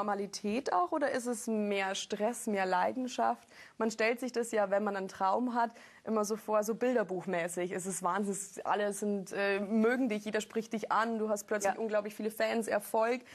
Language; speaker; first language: German; native; German